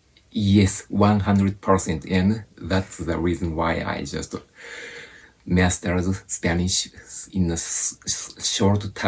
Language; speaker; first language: English; non-native, fluent; Japanese